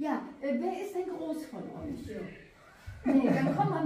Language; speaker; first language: German; native; German